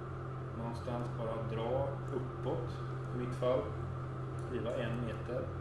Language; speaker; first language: Swedish; native; Swedish